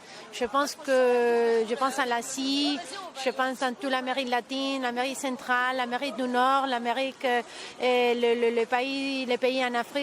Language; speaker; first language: French; non-native, fluent; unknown